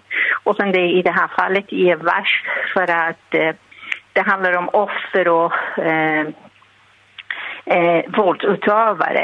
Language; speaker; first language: Swedish; non-native, fluent; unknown